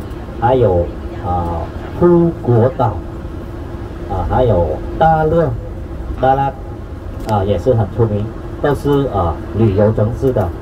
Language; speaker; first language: Chinese; non-native, fluent; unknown